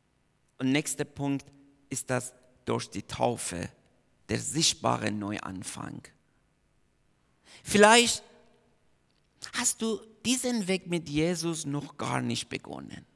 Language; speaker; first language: German; non-native, fluent; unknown